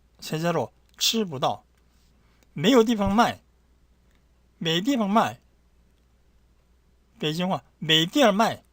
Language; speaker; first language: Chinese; non-native, fluent; Korean